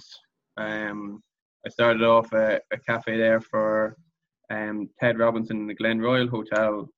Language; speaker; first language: English; native; English